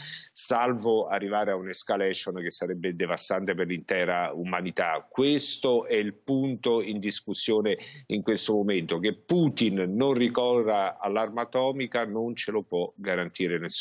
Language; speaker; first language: Italian; native; Italian